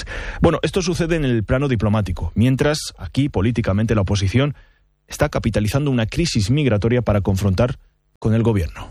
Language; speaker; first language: Spanish; native; Spanish